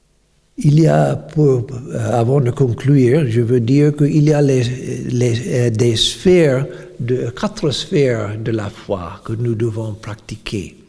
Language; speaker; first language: French; non-native, fluent; English